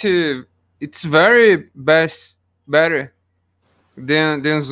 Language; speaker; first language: English; non-native, learner; Portuguese